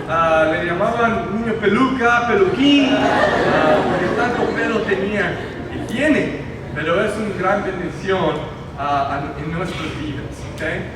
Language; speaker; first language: Spanish; early bilingual, heritage; Spanish